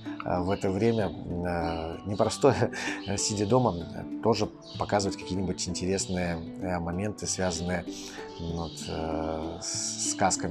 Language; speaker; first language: Russian; native; Russian